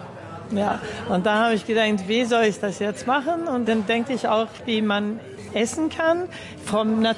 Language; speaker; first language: German; early bilingual, heritage; German